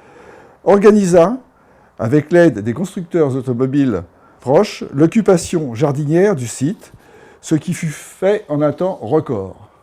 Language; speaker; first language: French; native; French